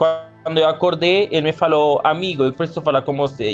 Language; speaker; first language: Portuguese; non-native, learner; Spanish